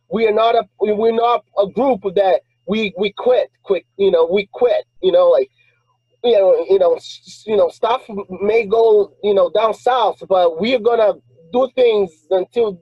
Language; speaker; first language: English; non-native, fluent; Portuguese